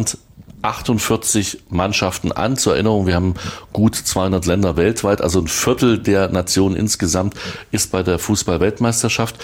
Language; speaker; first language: German; native; German